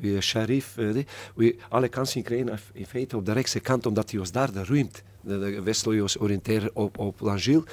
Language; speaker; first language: Dutch; non-native, fluent; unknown